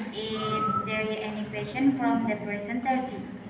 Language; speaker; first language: English; non-native, learner; Indonesian